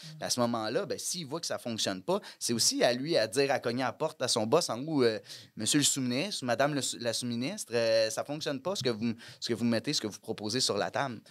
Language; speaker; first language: French; native; French